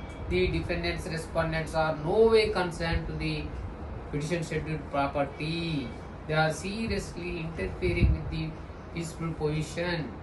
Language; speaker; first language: English; non-native, local second language; Telugu